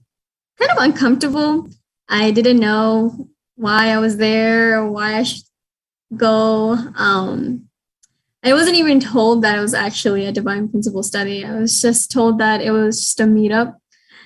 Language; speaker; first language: English; native; English